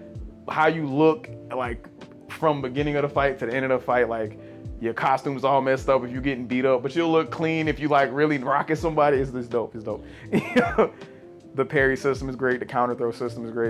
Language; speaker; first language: English; native; English